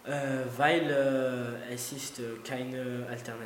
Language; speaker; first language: German; non-native, learner; French